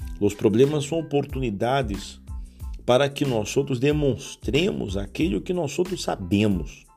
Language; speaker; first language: Portuguese; non-native, learner; Spanish